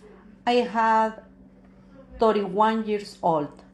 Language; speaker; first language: English; non-native, learner; Spanish